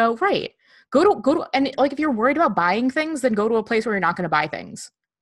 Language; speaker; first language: English; native; English